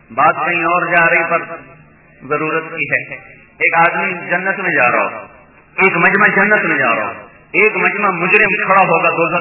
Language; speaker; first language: Urdu; non-native, local second language; Punjabi